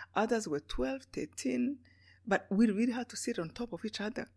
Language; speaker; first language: English; non-native, local second language; Kinyarwanda